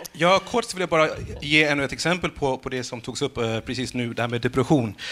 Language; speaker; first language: Swedish; early bilingual, other home language; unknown